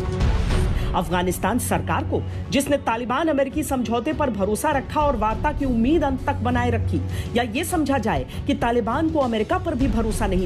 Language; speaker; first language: Hindi; native; Hindi